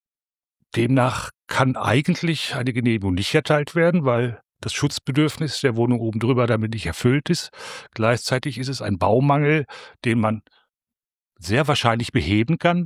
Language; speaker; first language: German; native; German